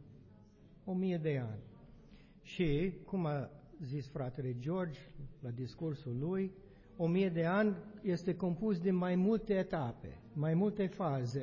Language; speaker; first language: Romanian; non-native, learner; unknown